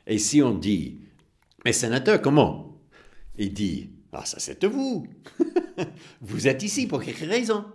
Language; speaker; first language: French; non-native, fluent; English